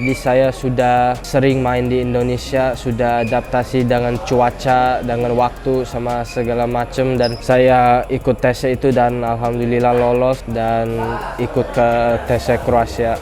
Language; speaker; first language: Indonesian; early bilingual, heritage; English